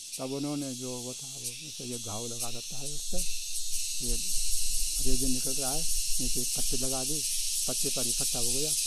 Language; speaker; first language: Hindi; native; Hindi